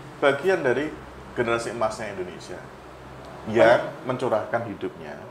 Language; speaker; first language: Indonesian; native; Indonesian